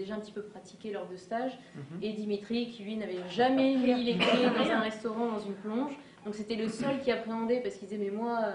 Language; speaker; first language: French; native; French